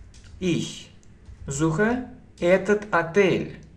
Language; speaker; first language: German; non-native, fluent; Russian